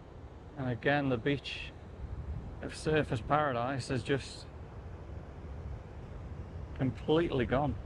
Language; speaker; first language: English; native; English